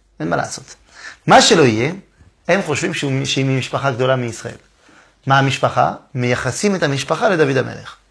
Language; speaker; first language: Hebrew; non-native, fluent; French